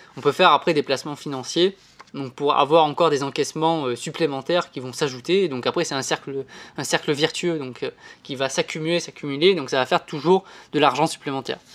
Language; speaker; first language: French; native; French